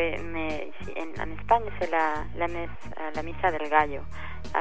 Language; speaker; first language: French; non-native, fluent; Spanish